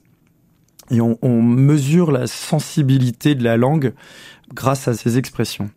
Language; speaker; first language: French; native; French